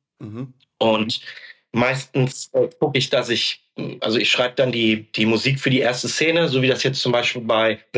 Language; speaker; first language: German; native; German